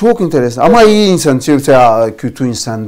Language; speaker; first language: Turkish; non-native, learner; Portuguese